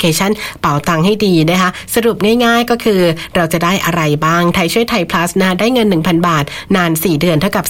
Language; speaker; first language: Thai; native; Thai